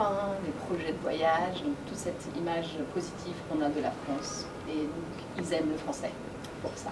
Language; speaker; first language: French; native; French